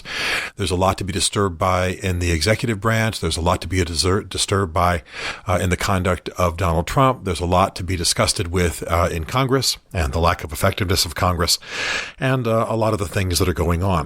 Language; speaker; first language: English; native; English